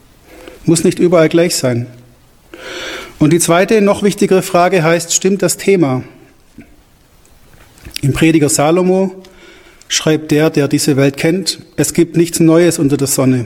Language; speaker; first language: German; native; German